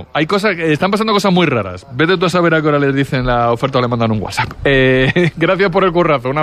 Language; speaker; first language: Spanish; native; Spanish